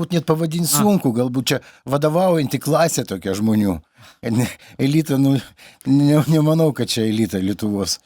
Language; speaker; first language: Lithuanian; native; Lithuanian